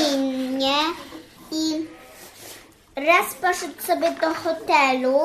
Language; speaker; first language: Polish; early bilingual, heritage; English